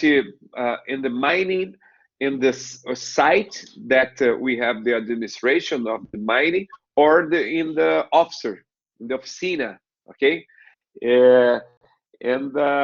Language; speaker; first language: English; non-native, learner; Portuguese